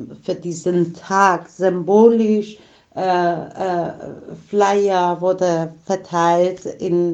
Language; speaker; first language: German; non-native, fluent; Persian